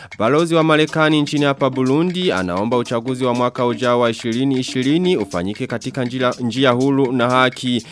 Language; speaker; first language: Swahili; non-native, local second language; Rundi